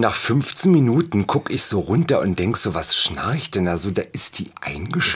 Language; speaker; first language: German; native; German